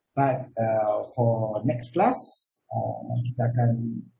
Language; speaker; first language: English; non-native, local second language; Malay